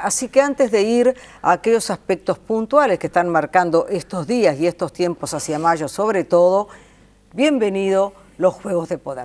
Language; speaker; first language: Spanish; native; Spanish